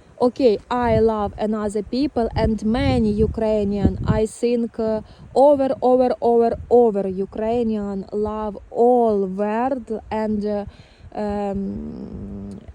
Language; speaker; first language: English; non-native, learner; Ukrainian